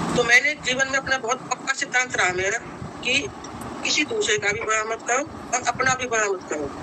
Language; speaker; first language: Hindi; native; Hindi